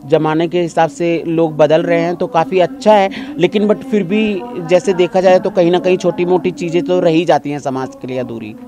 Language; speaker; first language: Hindi; native; Hindi